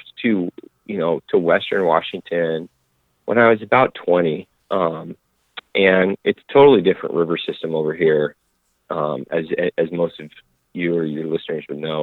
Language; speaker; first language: English; native; English